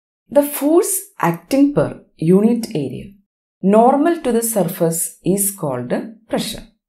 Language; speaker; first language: English; non-native, local second language; Malayalam